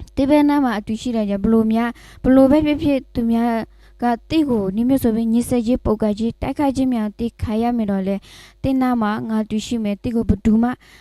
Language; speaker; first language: Burmese; non-native, local second language; S'gaw Karen